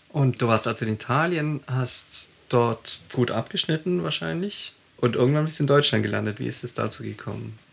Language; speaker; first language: German; native; German